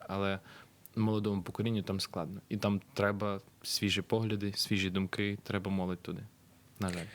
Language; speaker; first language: Ukrainian; non-native, local second language; Russian